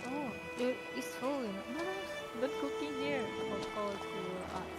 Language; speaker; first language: English; non-native, learner; Indonesian